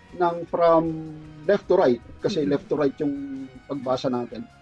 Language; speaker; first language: Filipino; native; Filipino